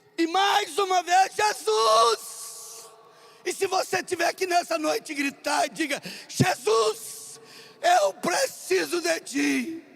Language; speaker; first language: Portuguese; non-native, local second language; German